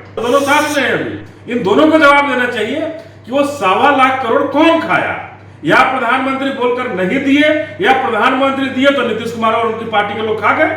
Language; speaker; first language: Hindi; native; Hindi